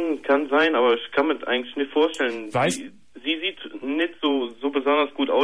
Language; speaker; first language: German; native; German